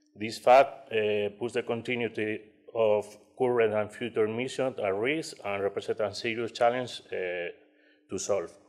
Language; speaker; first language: English; non-native, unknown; Spanish